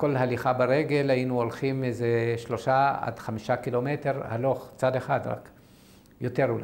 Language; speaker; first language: Hebrew; non-native, fluent; Arabic